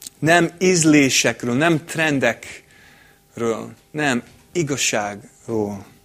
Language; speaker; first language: Hungarian; non-native, fluent; English